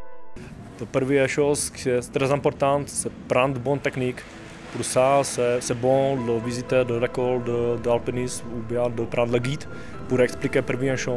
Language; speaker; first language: French; non-native, learner; Czech